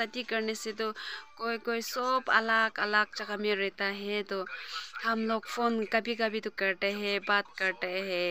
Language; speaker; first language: Hindi; non-native, local second language; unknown